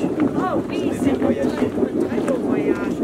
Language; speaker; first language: French; non-native, fluent; English